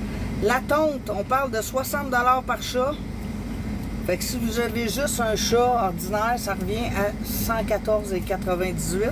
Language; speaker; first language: French; native; French